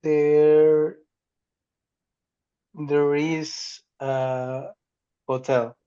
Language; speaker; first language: English; non-native, learner; Spanish